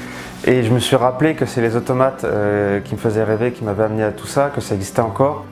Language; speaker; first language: French; native; French